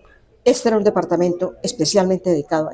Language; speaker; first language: Spanish; native; Spanish